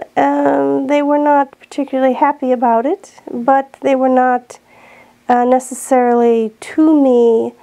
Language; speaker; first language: English; native; English